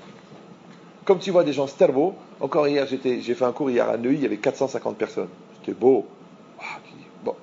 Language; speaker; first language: French; native; French